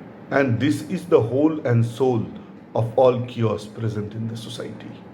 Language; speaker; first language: English; non-native, local second language; Hindi